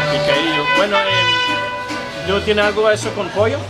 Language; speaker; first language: Spanish; non-native, learner; English